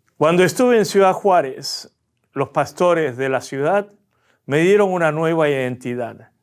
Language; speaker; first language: Spanish; early bilingual, other home language; Korean